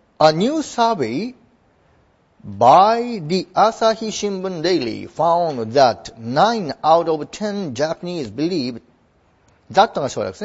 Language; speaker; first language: English; non-native, fluent; Japanese